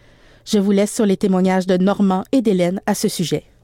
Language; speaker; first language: French; native; French